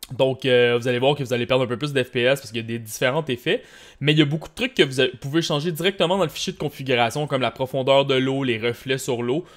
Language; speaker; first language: French; native; French